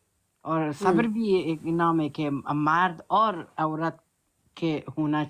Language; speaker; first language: Hindi; non-native, learner; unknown